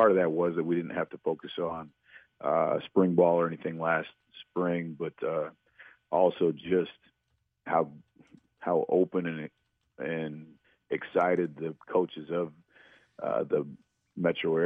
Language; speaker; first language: English; native; English